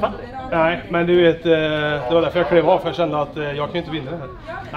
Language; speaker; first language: Swedish; native; Swedish